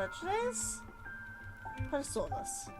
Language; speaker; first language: Spanish; non-native, learner; English